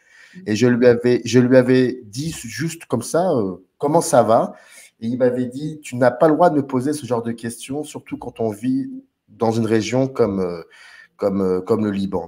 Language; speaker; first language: French; native; French